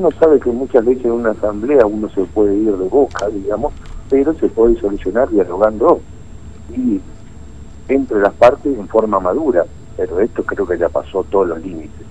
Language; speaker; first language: Spanish; native; Spanish